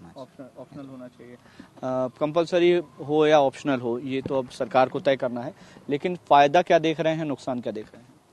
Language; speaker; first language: Hindi; native; Hindi